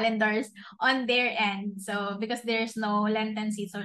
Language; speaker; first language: English; non-native, local second language; Filipino